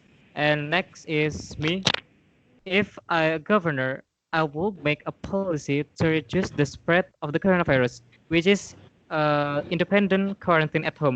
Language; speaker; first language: English; non-native, learner; Indonesian